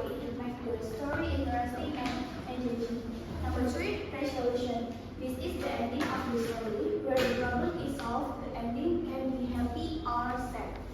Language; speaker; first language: English; non-native, learner; Indonesian